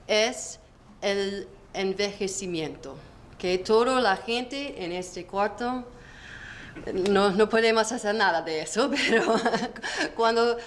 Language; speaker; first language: Spanish; non-native, learner; English